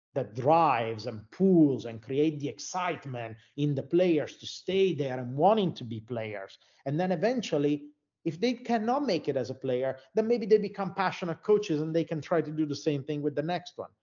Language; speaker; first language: English; non-native, fluent; Italian